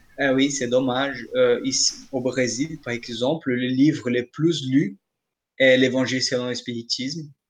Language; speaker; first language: French; non-native, fluent; Portuguese